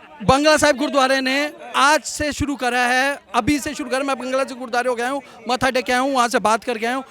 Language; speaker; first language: Hindi; non-native, local second language; Punjabi